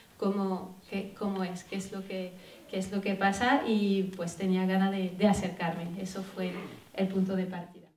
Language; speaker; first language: Spanish; non-native, fluent; French